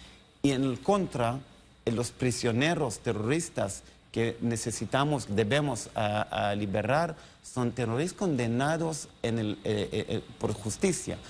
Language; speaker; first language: Spanish; non-native, learner; Hebrew